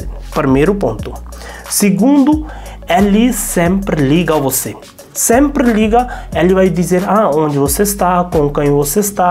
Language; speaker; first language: Portuguese; non-native, learner; Hindi